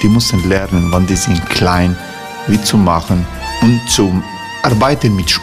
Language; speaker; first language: German; non-native, fluent; Croatian